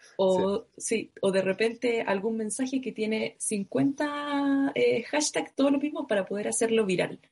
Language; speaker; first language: Spanish; native; Spanish